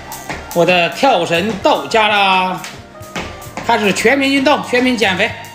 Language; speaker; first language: Chinese; native; Chinese